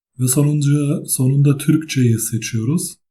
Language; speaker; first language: Turkish; early bilingual, other home language; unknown